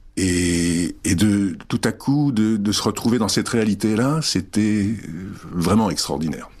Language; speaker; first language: French; early bilingual, other home language; Czech